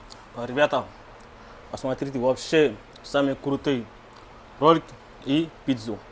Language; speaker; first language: Russian; non-native, learner; Kyrgyz